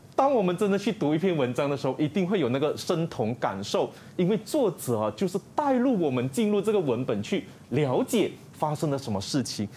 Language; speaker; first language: Chinese; native; Chinese